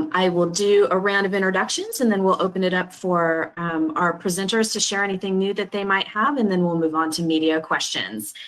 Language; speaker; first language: English; native; English